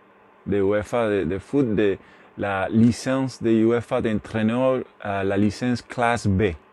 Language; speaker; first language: French; non-native, learner; Spanish